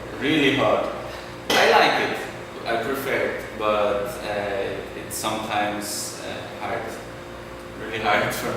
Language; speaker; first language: English; non-native, fluent; German